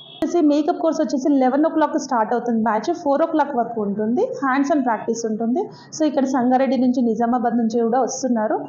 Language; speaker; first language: Telugu; native; Telugu